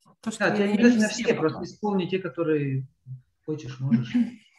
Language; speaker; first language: Russian; native; Russian